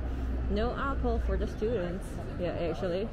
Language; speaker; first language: English; non-native, fluent; Korean